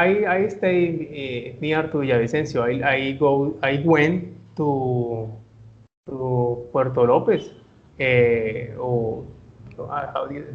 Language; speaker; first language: English; non-native, learner; Spanish